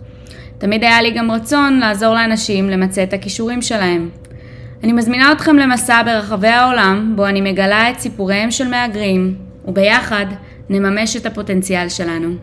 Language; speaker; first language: Hebrew; early bilingual, other home language; Russian